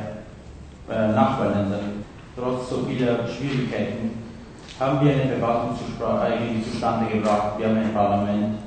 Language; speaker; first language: German; non-native, fluent; Kurdish